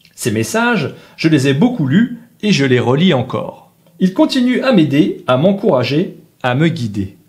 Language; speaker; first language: French; native; French